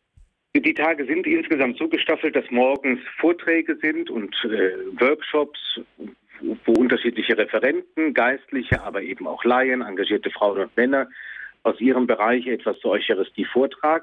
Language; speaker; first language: German; native; German